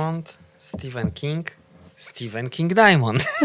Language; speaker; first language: English; non-native, learner; Polish